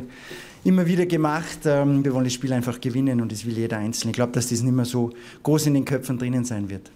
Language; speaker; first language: German; native; German